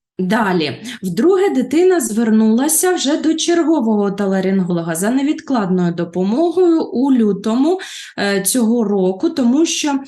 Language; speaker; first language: Ukrainian; native; Ukrainian